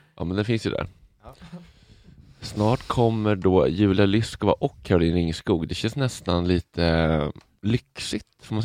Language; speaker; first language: Swedish; native; Swedish